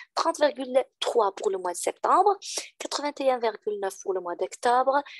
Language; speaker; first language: French; non-native, local second language; Arabic